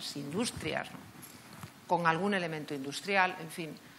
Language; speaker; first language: Spanish; native; Spanish